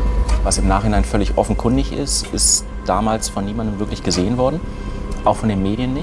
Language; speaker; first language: German; native; German